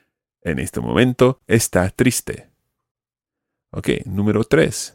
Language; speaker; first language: Spanish; non-native, fluent; English